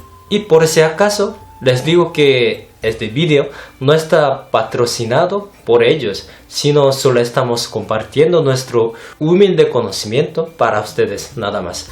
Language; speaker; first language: Spanish; non-native, fluent; Korean